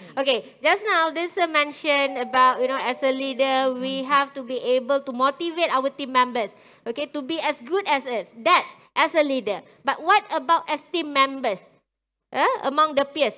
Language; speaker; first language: English; non-native, local second language; Malay